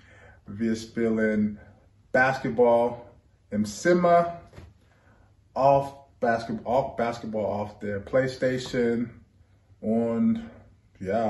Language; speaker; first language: German; non-native, learner; English